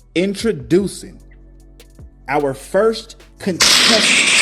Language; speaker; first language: English; native; English